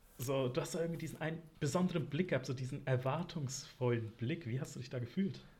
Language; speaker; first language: German; native; German